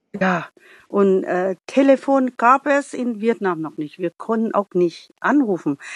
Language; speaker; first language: German; non-native, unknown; Vietnamese